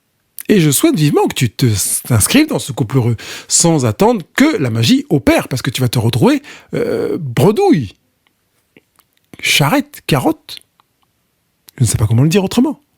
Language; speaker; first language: French; native; French